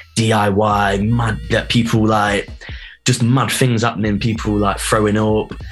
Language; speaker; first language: English; native; English